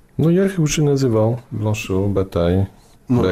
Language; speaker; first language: Russian; non-native, fluent; English